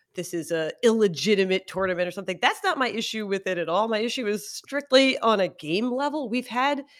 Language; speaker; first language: English; native; English